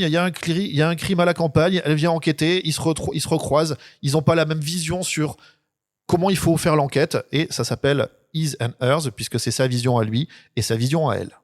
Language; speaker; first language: French; native; French